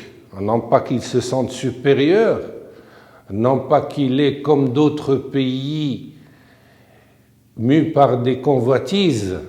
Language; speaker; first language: French; non-native, local second language; Arabic